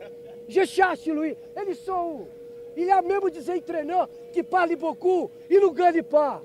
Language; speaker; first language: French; non-native, learner; Portuguese